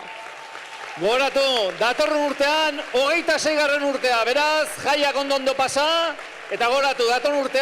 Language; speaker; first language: Basque; native; Basque